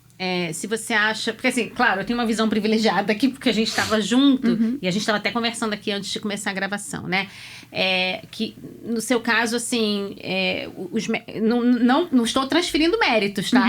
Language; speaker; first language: Portuguese; native; Portuguese